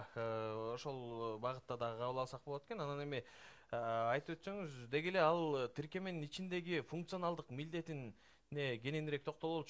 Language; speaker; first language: Kyrgyz; native; Kyrgyz